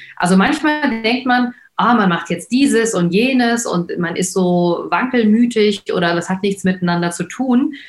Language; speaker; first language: German; native; German